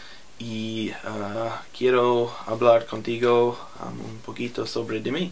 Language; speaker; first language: Spanish; non-native, learner; English